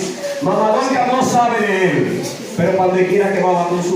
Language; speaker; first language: Spanish; native; Spanish